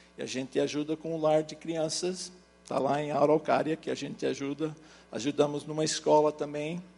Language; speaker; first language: Portuguese; early bilingual, other home language; English